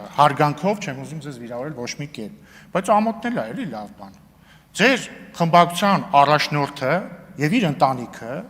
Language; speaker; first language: Armenian; native; Armenian